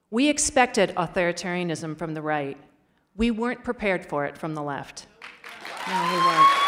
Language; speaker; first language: English; native; English